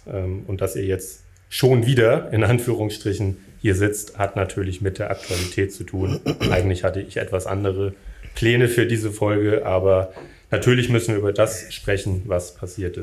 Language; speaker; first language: German; native; German